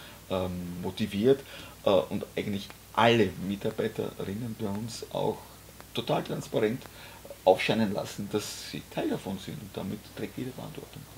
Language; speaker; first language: German; native; German